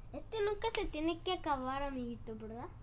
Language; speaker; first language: Spanish; native; Spanish